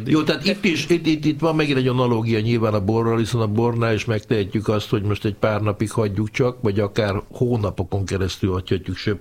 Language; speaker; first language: Hungarian; native; Hungarian